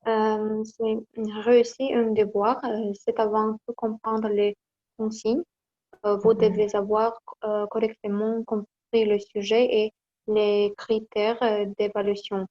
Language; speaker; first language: French; non-native, learner; Kazakh